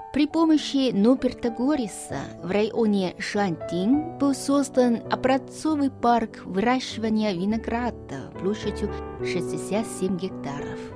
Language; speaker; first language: Russian; non-native, fluent; Chinese